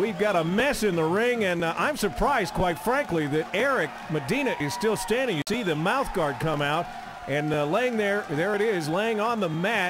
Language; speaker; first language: English; native; English